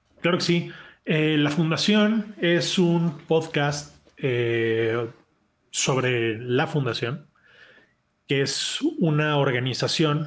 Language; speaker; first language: Spanish; native; Spanish